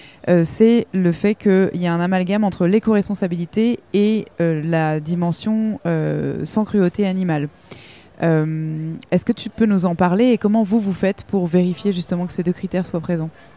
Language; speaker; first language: French; native; French